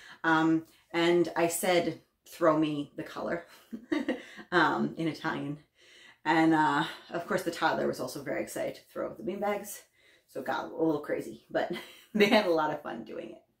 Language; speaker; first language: English; native; English